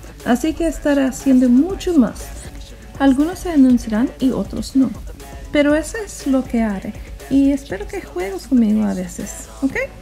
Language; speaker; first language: Spanish; non-native, learner; English